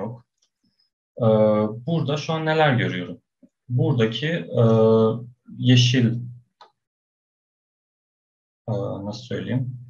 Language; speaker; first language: Turkish; non-native, fluent; Persian